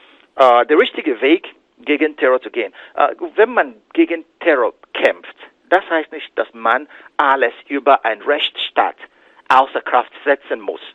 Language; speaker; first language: German; non-native, fluent; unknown